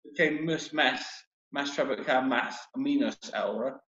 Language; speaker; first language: Spanish; non-native, learner; English